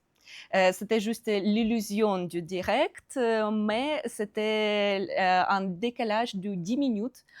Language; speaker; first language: French; non-native, fluent; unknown